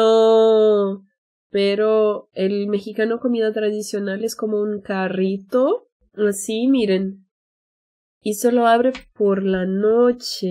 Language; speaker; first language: Spanish; non-native, fluent; Portuguese